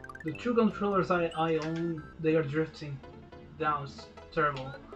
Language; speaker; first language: English; non-native, fluent; Portuguese